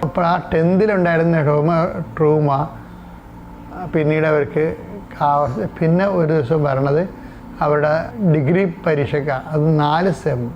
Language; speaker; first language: Malayalam; native; Malayalam